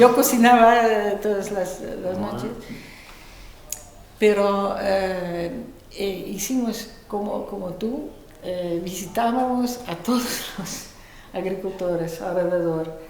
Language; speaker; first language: Spanish; non-native, fluent; Dutch